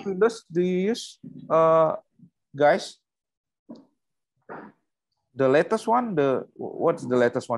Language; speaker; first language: English; non-native, learner; Indonesian